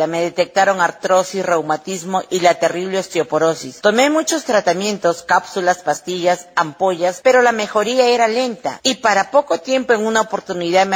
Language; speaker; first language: Spanish; native; Spanish